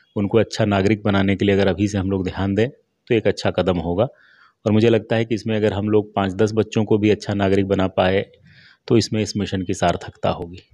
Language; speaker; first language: Hindi; native; Hindi